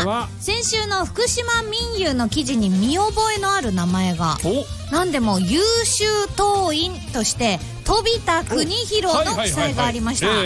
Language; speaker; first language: Japanese; native; Japanese